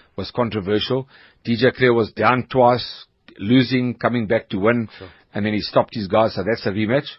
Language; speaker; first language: English; native; English